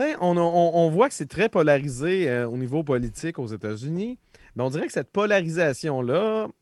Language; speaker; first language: French; native; French